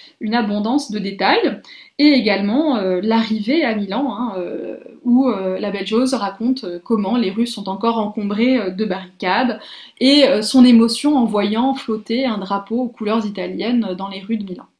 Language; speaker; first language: French; native; French